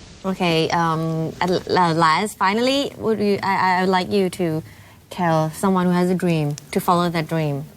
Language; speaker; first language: English; non-native, fluent; Thai